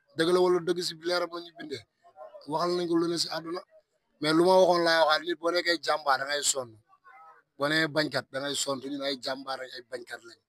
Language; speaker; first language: Wolof; native; Wolof